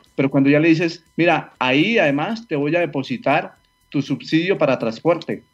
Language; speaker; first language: Spanish; native; Spanish